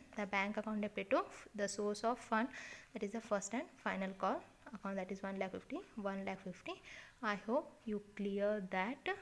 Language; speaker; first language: English; non-native, local second language; Kannada